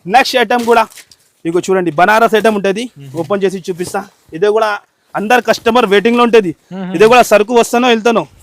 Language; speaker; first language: Telugu; non-native, local second language; Urdu